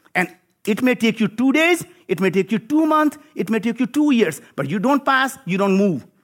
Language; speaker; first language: English; non-native, local second language; Hindi